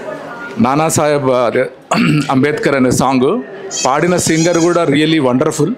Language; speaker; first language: Telugu; native; Telugu